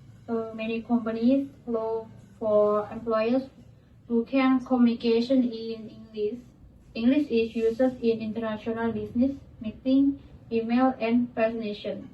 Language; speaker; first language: English; non-native, learner; Indonesian